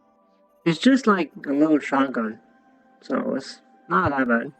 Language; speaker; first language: English; native; English